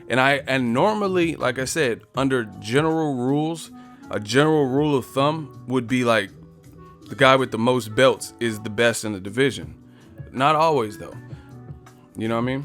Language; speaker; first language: English; native; English